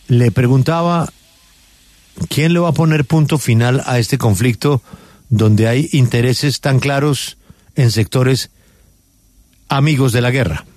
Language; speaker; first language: Spanish; native; Spanish